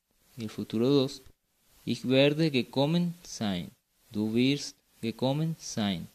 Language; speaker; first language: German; non-native, fluent; Spanish